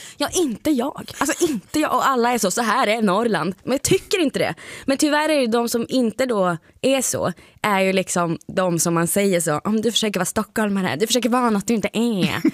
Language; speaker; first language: Swedish; native; Swedish